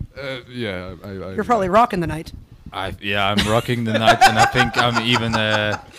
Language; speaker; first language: English; non-native, fluent; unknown